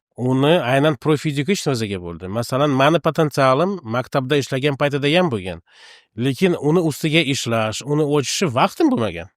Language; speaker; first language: Uzbek; non-native, local second language; Russian